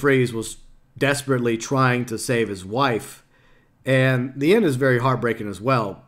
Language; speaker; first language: English; native; English